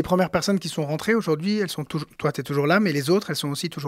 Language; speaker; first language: French; native; French